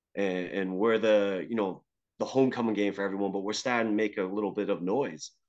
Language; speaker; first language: English; native; English